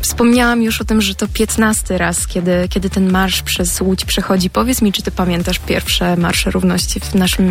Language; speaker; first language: Polish; native; Polish